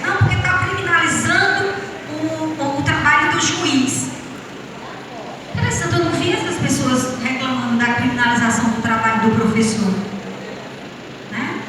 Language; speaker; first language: Portuguese; native; Portuguese